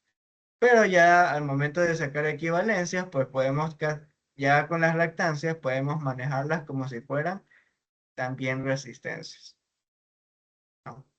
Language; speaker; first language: Spanish; native; Spanish